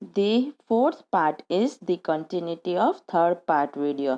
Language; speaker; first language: English; non-native, local second language; Gujarati